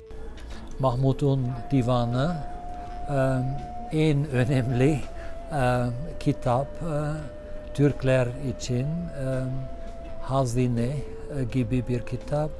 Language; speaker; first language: Turkish; non-native, fluent; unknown